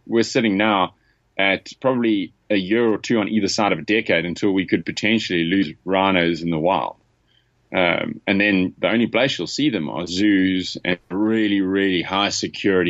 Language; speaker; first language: English; native; English